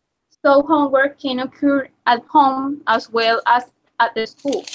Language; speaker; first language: English; non-native, learner; Spanish